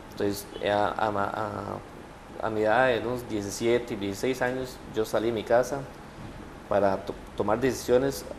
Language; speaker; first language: Spanish; native; Spanish